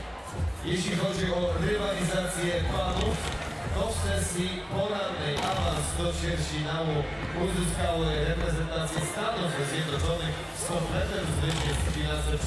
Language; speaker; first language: Polish; native; Polish